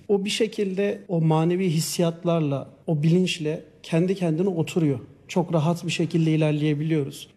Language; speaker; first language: Turkish; native; Turkish